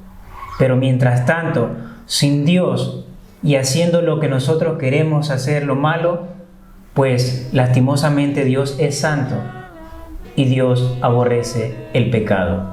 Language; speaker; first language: Spanish; native; Spanish